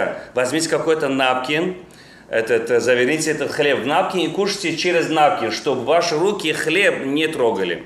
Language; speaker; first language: Russian; non-native, local second language; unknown